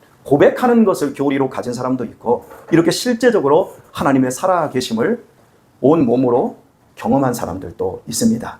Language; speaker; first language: Korean; native; Korean